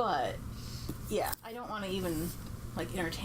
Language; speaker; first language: English; native; English